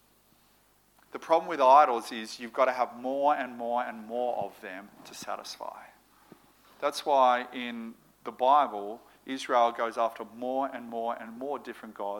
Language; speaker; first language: English; native; English